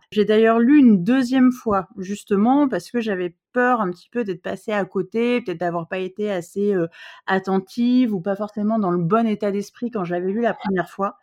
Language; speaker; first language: French; native; French